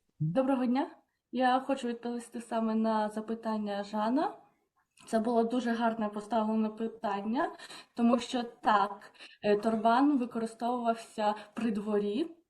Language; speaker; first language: Ukrainian; non-native, fluent; Polish